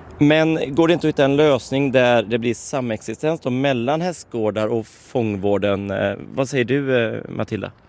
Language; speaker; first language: Swedish; native; Swedish